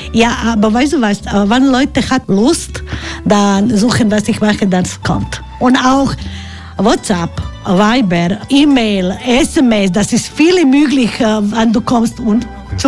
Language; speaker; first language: German; non-native, learner; Croatian